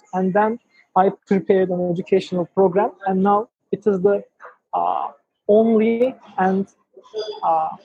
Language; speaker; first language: English; non-native, fluent; Turkish